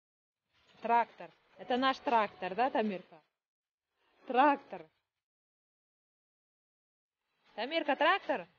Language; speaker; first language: Russian; non-native, local second language; Tajik